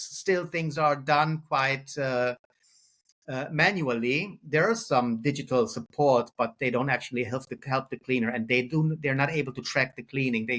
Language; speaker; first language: English; non-native, fluent; German